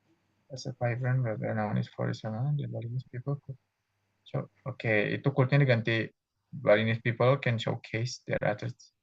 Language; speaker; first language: English; non-native, fluent; Indonesian